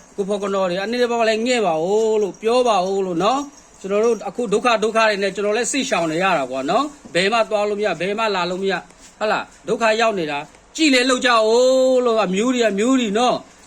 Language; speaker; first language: Burmese; non-native, local second language; Kachin